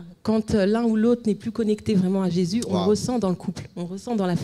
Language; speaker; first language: French; native; French